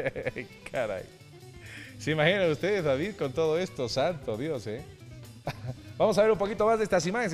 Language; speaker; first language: Spanish; native; Spanish